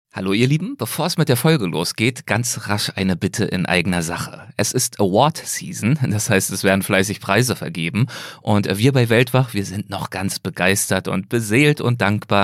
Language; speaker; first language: German; native; German